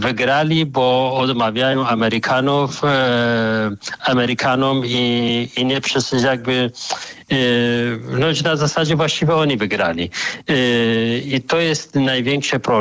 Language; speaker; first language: Polish; non-native, fluent; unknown